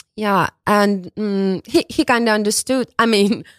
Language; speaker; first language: English; non-native, fluent; Ukrainian